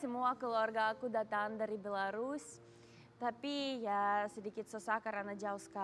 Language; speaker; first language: Indonesian; non-native, learner; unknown